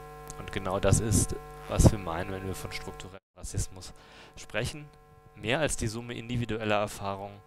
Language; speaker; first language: German; native; German